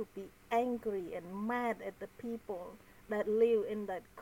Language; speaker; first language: English; non-native, fluent; Khmer